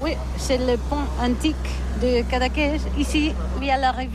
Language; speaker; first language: French; non-native, learner; Catalan